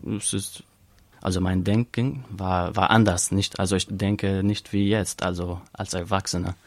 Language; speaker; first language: German; non-native, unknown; Arabic